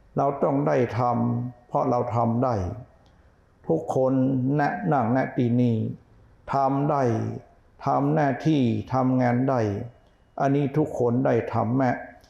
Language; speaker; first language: Thai; native; Thai